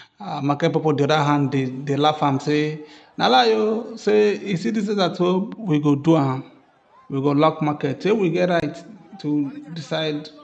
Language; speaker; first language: Nigerian Pidgin; non-native, local second language; Igbo